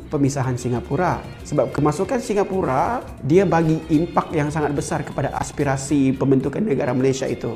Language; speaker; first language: Malay; native; Malay